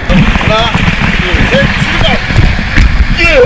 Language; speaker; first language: Korean; native; Korean